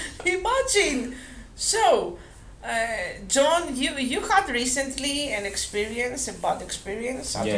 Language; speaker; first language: English; non-native, fluent; Greek